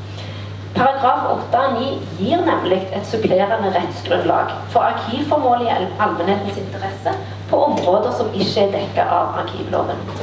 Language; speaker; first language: Norwegian; native; Norwegian